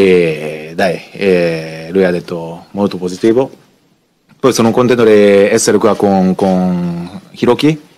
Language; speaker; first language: Italian; non-native, learner; Japanese